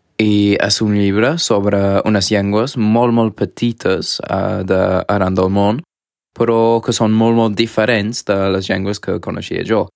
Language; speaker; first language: Catalan; non-native, fluent; English